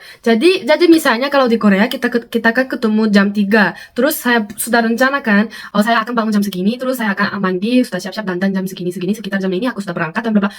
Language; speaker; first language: Indonesian; non-native, fluent; Korean